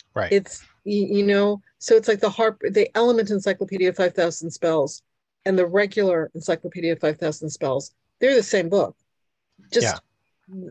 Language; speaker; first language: English; early bilingual, other home language; Hungarian